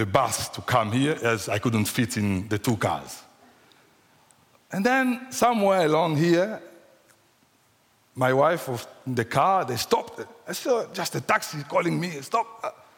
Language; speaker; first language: English; non-native, fluent; French